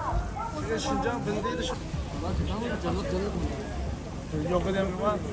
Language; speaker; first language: Chinese; non-native, local second language; Uyghur